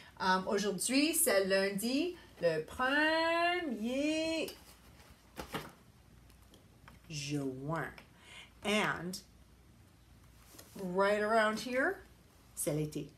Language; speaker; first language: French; non-native, learner; English